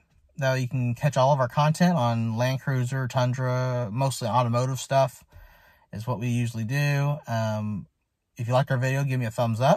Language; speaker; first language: English; native; English